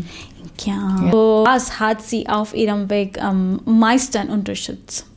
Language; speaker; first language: German; non-native, fluent; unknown